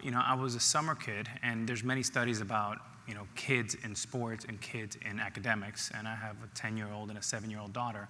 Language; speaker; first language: English; native; English